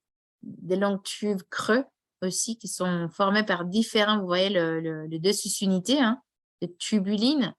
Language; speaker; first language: French; non-native, fluent; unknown